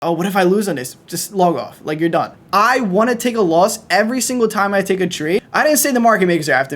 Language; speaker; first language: English; native; English